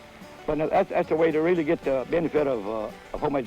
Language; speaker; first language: English; native; English